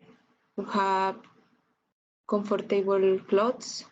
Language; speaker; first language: English; non-native, learner; Spanish